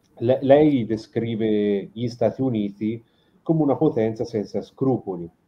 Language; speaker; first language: Italian; native; Italian